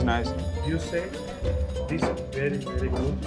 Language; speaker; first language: English; non-native, learner; Armenian